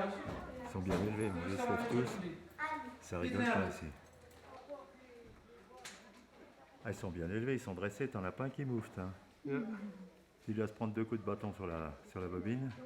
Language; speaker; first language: French; native; French